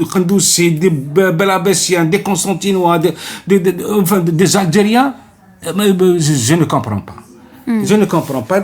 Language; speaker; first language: French; non-native, local second language; Arabic